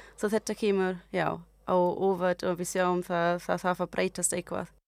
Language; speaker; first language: Icelandic; non-native, learner; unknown